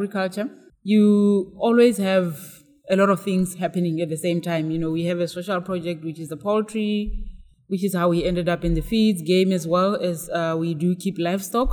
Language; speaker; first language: English; non-native, local second language; Tswana